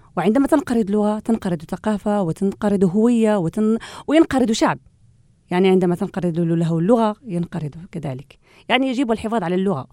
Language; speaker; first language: Arabic; non-native, local second language; Central Atlas Tamazight